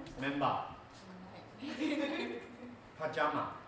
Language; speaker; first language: Japanese; non-native, learner; English